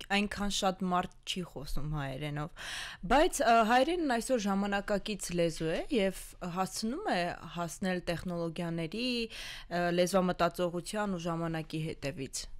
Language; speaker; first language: Armenian; native; Armenian